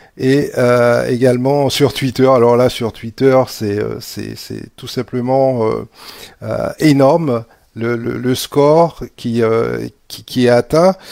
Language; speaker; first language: French; native; French